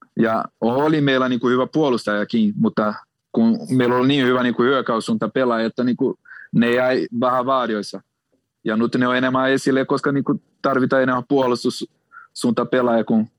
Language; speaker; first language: Finnish; non-native, fluent; Portuguese